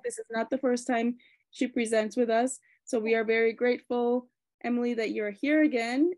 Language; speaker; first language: English; early bilingual, other home language; Spanish